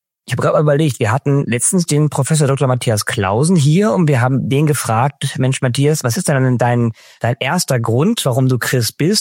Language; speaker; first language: German; native; German